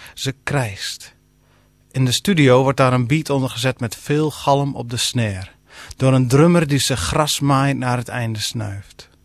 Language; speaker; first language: Dutch; non-native, local second language; Western Frisian